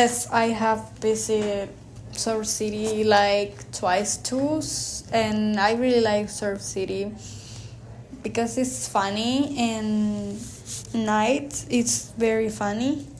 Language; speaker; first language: English; non-native, learner; Spanish